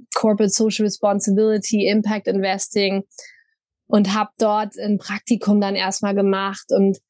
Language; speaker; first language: German; native; German